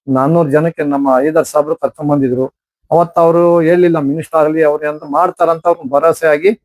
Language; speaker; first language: Kannada; non-native, local second language; Urdu